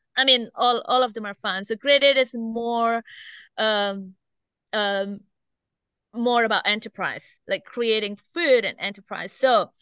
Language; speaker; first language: English; non-native, fluent; Indonesian